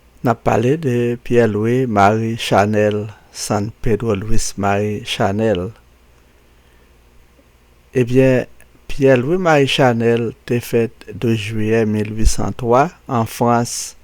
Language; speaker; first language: French; non-native, local second language; Haitian Creole